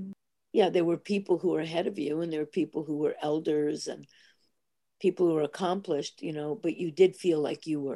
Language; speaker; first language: English; early bilingual, other home language; Italian